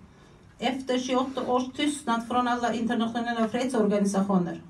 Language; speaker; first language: Swedish; non-native, fluent; Azerbaijani